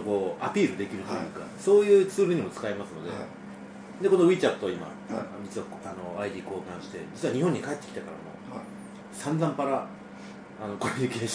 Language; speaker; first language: Japanese; native; Japanese